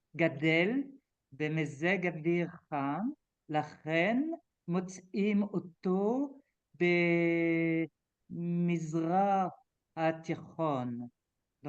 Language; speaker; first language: Hebrew; non-native, learner; French